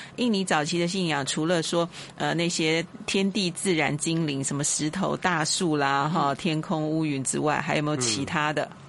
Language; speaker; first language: Chinese; native; Chinese